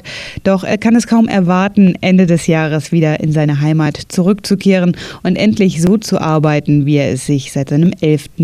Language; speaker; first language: German; native; German